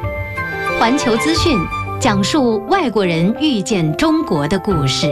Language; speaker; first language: Chinese; native; Chinese